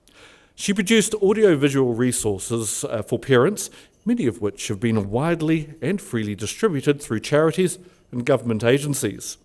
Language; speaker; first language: English; native; English